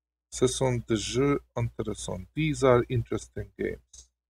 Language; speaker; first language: French; non-native, learner; Hungarian